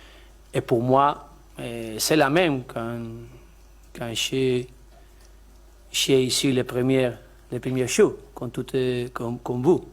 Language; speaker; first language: French; non-native, learner; Spanish